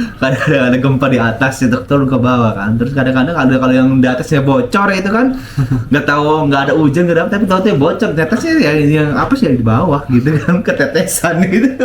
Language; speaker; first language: Indonesian; non-native, local second language; Sundanese